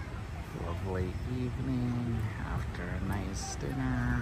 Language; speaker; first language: English; non-native, fluent; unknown